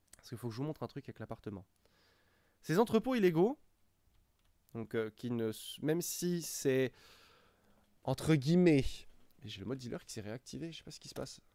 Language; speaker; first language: French; native; French